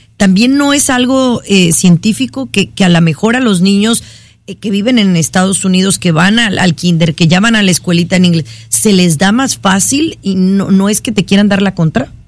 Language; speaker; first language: Spanish; native; Spanish